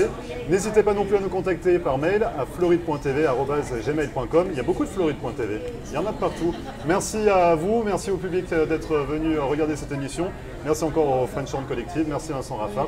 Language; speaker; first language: French; native; French